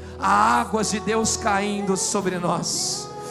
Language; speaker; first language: Portuguese; native; Portuguese